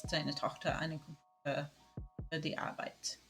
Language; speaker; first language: German; non-native, learner; Spanish